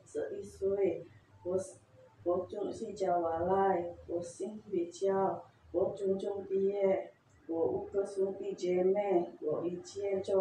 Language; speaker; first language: Chinese; non-native, learner; Javanese